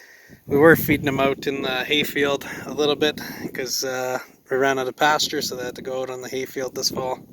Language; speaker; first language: English; native; English